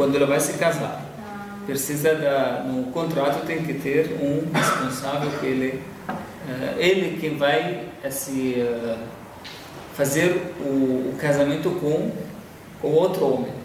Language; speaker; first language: Portuguese; non-native, fluent; Arabic